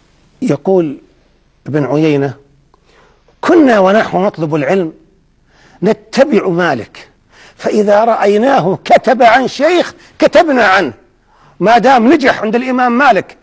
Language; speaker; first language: Arabic; native; Arabic